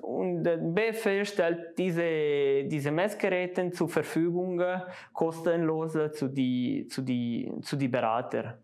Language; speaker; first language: German; non-native, local second language; Italian